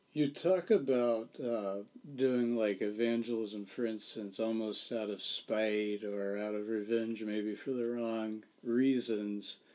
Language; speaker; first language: English; native; English